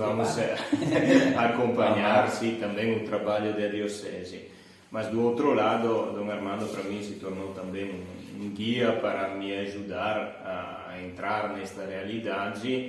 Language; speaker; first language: Portuguese; non-native, fluent; Italian